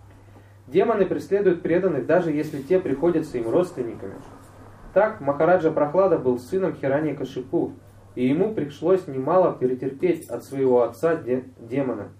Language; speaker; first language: Russian; native; Russian